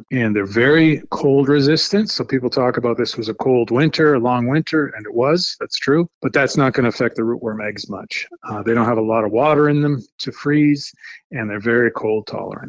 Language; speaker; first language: English; native; English